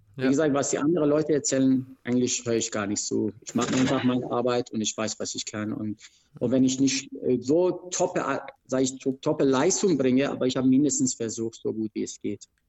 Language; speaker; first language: German; non-native, fluent; Persian